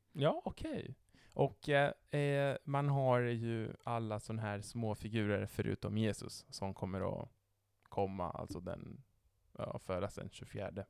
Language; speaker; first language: Swedish; non-native, fluent; Italian